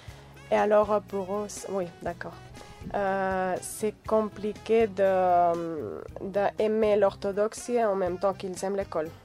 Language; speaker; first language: French; non-native, fluent; Catalan